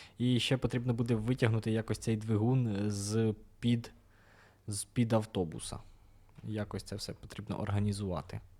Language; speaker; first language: Ukrainian; non-native, local second language; Russian